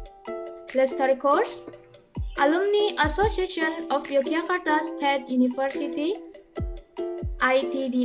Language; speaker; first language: English; non-native, learner; Indonesian